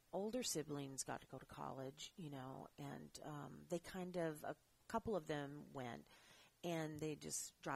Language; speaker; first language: English; native; English